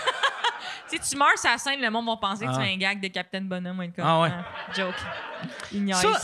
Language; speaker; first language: French; native; French